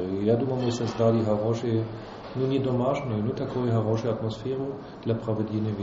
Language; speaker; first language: Russian; non-native, fluent; German